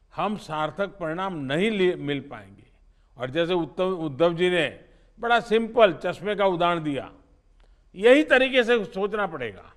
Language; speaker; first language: Hindi; non-native, local second language; Gujarati